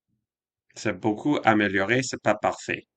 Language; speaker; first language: French; non-native, fluent; English